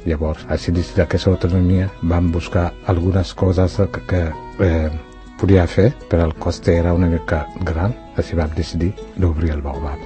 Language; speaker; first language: Catalan; non-native, fluent; Wolof